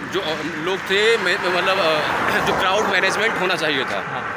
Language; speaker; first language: Hindi; native; Hindi